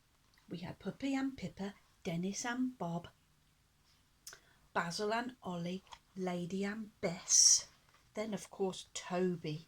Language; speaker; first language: English; native; English